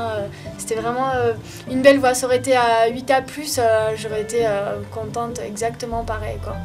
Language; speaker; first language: French; native; French